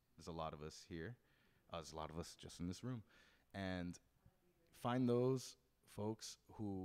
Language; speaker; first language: English; native; English